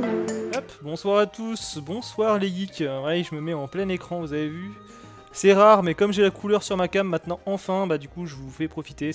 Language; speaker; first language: French; native; French